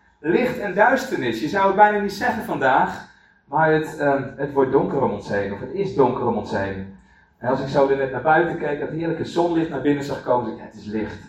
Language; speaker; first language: Dutch; native; Dutch